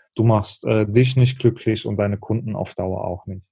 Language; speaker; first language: German; native; German